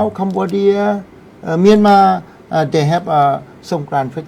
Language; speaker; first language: English; non-native, learner; Thai